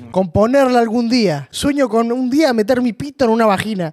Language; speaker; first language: Spanish; native; Spanish